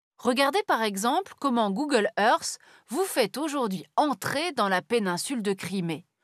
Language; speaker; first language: French; native; French